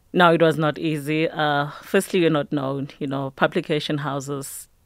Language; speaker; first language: English; non-native, local second language; Tswana